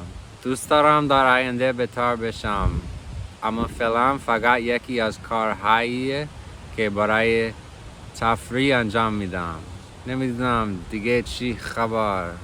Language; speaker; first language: Persian; non-native, fluent; English